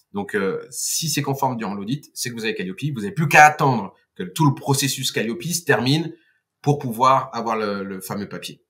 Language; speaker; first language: French; non-native, fluent; Portuguese